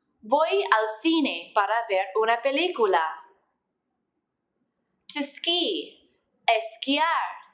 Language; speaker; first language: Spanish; non-native, fluent; English